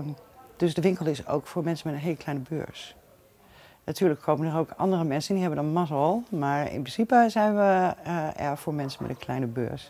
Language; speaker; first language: Dutch; native; Dutch